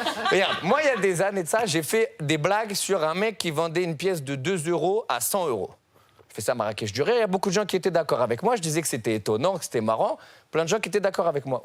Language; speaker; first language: French; native; French